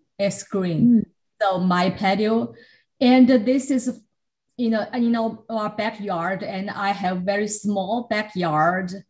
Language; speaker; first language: English; non-native, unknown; Chinese